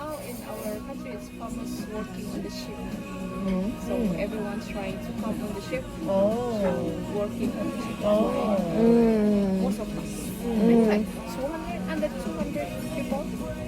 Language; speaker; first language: English; non-native, fluent; Indonesian